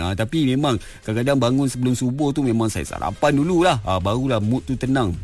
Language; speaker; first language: Malay; native; Malay